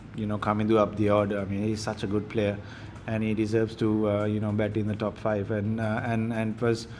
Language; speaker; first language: English; non-native, local second language; Sinhala